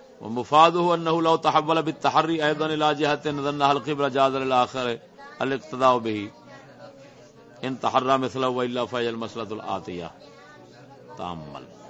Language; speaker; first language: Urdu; non-native, local second language; Punjabi